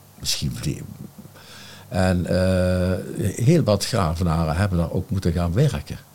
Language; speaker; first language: Dutch; native; Dutch